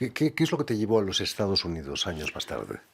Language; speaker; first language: Spanish; native; Spanish